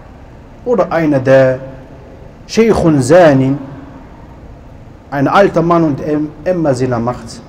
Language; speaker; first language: German; non-native, learner; Arabic